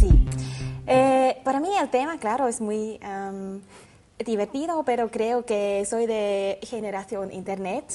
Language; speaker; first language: Spanish; non-native, learner; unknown